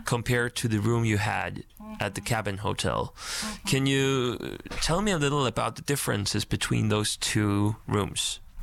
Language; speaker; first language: English; non-native, fluent; Danish